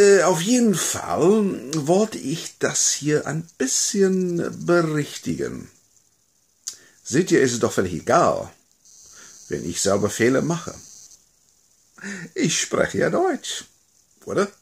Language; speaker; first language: German; non-native, fluent; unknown